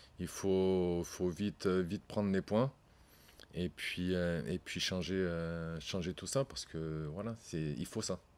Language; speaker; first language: French; native; French